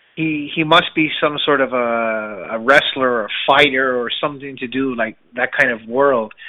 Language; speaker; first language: English; native; English